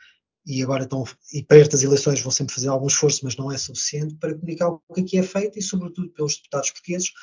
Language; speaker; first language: Portuguese; native; Portuguese